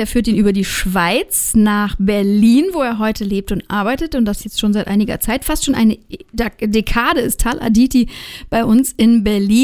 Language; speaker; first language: German; native; German